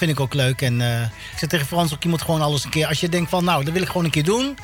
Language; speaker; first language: Dutch; native; Dutch